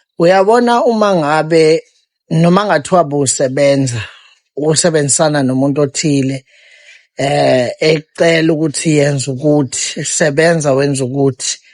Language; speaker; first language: Zulu; native; Zulu